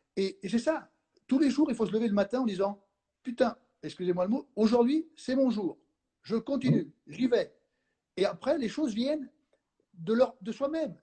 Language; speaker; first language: French; non-native, fluent; Spanish